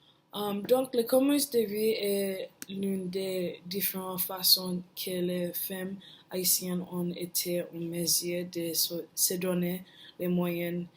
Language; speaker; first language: French; non-native, learner; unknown